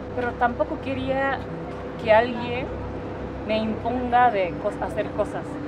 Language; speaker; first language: Spanish; non-native, fluent; Japanese